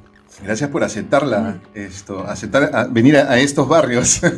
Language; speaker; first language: Spanish; native; Spanish